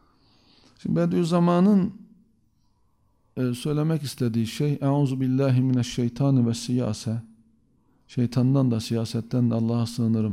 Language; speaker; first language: Turkish; native; Turkish